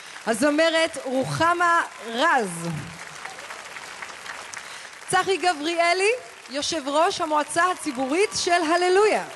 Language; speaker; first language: Hebrew; native; Hebrew